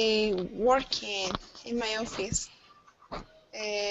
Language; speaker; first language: English; non-native, learner; Spanish